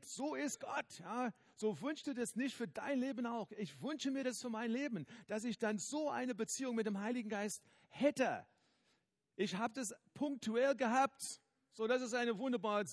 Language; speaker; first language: German; non-native, fluent; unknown